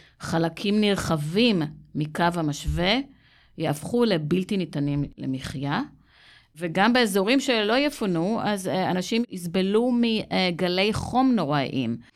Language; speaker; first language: Hebrew; native; Hebrew